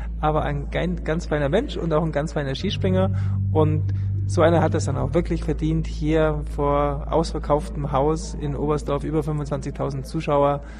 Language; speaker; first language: German; native; German